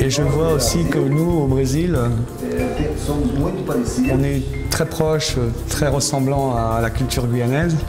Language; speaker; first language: French; non-native, fluent; Portuguese